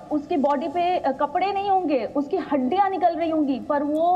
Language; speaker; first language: Hindi; native; Hindi